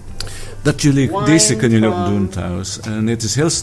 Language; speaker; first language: Dutch; non-native, learner; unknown